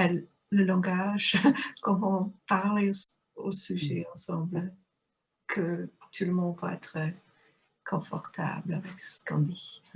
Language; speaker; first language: French; non-native, fluent; English